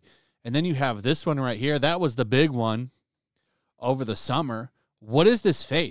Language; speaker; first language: English; native; English